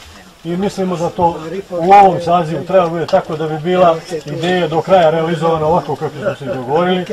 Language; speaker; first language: Bosnian; native; Bosnian